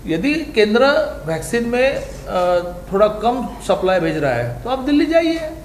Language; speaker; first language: Hindi; non-native, local second language; Marathi